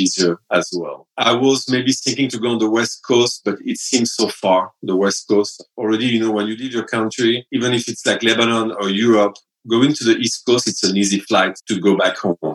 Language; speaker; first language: English; non-native, fluent; French